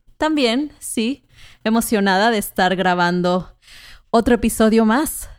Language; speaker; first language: Spanish; native; Spanish